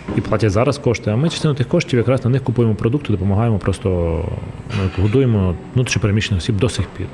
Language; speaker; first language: Ukrainian; non-native, local second language; Russian